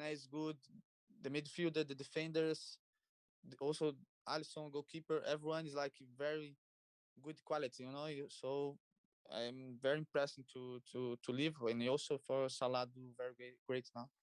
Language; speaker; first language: English; non-native, learner; Portuguese